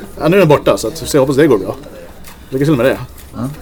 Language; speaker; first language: Swedish; native; Swedish